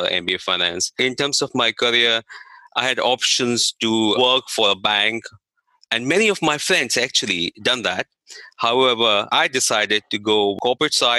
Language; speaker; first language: English; non-native, local second language; Hindi